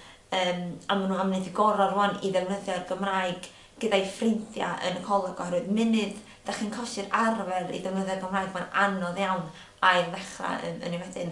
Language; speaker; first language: Welsh; native; Welsh